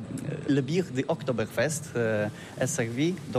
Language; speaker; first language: French; non-native, learner; Polish